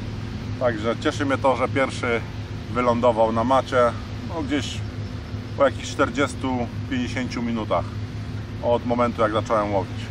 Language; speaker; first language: Polish; native; Polish